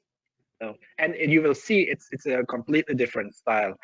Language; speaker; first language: English; non-native, fluent; German